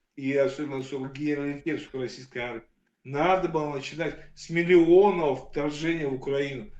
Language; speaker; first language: Russian; native; Russian